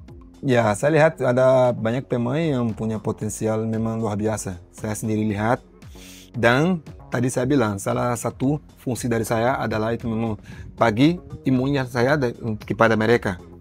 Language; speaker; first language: Indonesian; non-native, learner; Portuguese